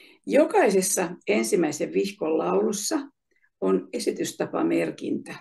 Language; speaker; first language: Finnish; native; Finnish